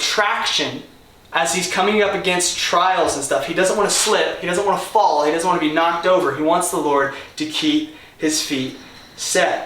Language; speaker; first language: English; native; English